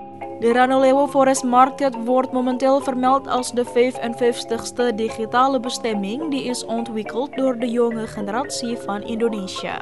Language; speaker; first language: Dutch; non-native, fluent; Indonesian